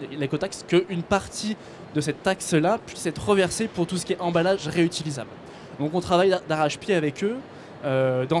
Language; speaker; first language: French; native; French